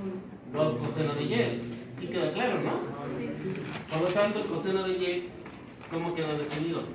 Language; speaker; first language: Spanish; native; Spanish